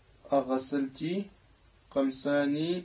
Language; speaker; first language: Arabic; non-native, learner; French